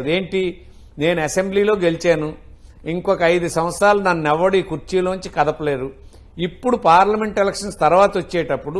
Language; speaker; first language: Telugu; native; Telugu